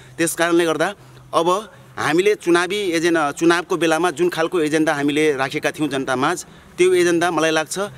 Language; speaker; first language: Nepali; non-native, local second language; Dangaura Tharu